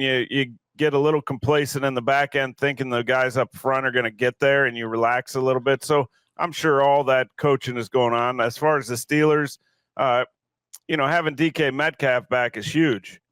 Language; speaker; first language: English; native; English